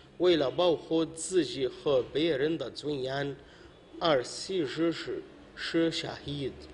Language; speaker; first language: Chinese; non-native, learner; Arabic